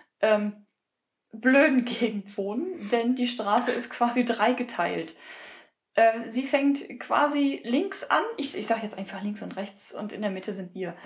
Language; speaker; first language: German; native; German